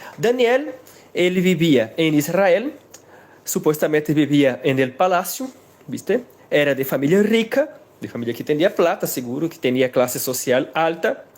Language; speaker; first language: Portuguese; non-native, fluent; Spanish